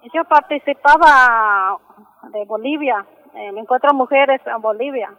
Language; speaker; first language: Spanish; non-native, local second language; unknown